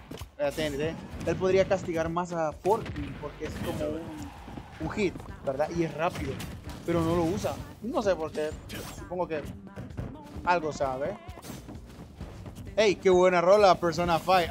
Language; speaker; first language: Spanish; native; Spanish